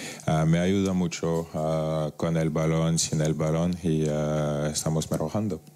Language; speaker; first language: Spanish; non-native, fluent; French